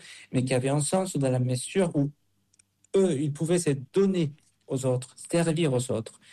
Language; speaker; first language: French; non-native, fluent; Spanish